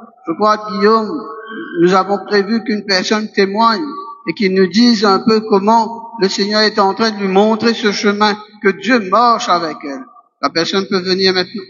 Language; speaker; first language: French; non-native, local second language; Morisyen